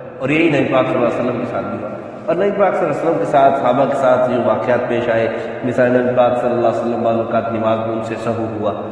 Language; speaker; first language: Urdu; non-native, local second language; Pashto